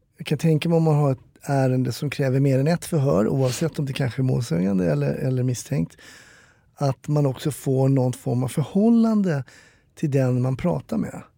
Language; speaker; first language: Swedish; native; Swedish